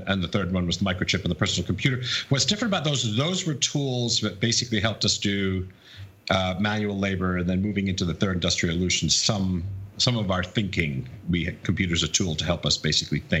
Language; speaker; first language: English; native; English